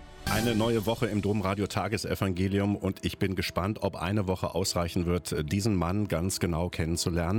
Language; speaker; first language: German; native; German